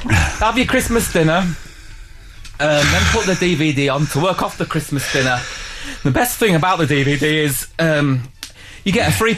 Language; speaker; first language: English; native; English